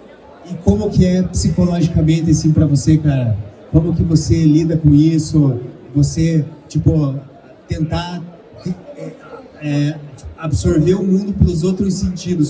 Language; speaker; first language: Portuguese; native; Portuguese